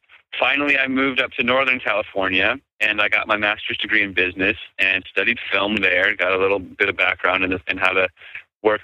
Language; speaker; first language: English; native; English